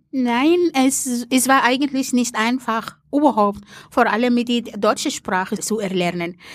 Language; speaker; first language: German; non-native, fluent; Arabic